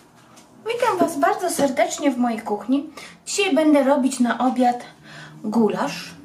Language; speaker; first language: Polish; native; Polish